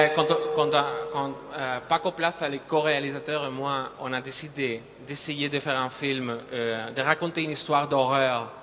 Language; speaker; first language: French; non-native, fluent; Spanish